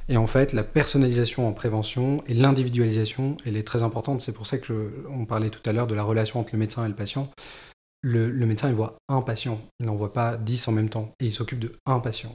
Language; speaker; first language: French; native; French